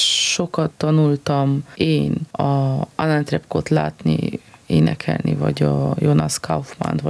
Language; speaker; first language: Hungarian; non-native, fluent; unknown